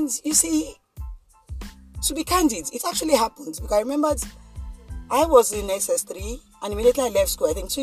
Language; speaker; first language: English; non-native, local second language; Yoruba